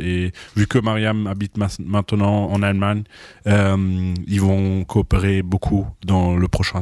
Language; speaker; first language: French; non-native, fluent; German